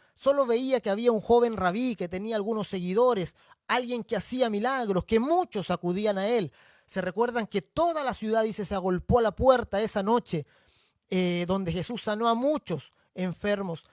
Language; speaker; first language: Spanish; native; Spanish